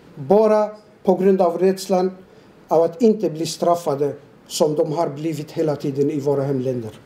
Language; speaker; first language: Swedish; non-native, fluent; Turoyo